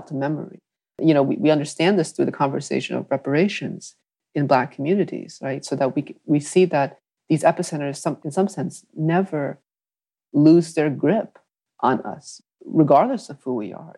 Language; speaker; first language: English; early bilingual, other home language; Vietnamese